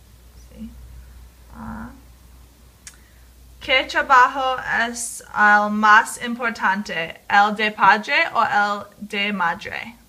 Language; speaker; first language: Spanish; non-native, learner; English